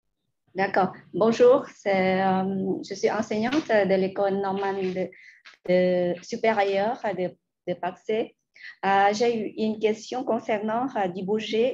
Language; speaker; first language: French; non-native, fluent; Lao